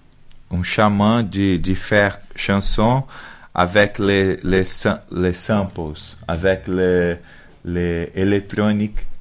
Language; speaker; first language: French; non-native, learner; Portuguese